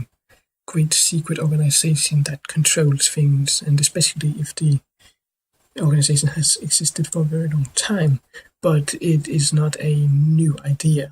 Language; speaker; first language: English; non-native, fluent; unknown